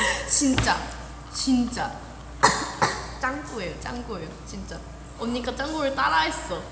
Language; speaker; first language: Korean; non-native, fluent; Thai